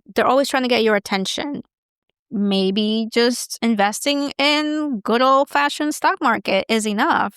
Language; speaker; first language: English; native; English